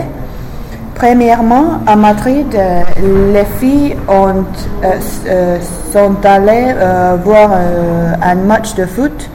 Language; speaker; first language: French; non-native, learner; English